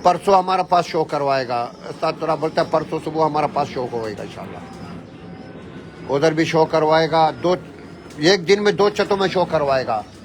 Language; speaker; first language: Hindi; non-native, learner; Arabic